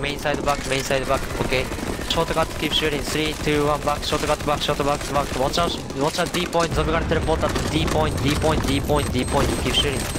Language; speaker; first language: English; non-native, learner; Japanese